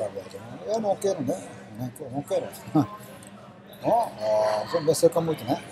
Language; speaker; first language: Portuguese; non-native, learner; Korean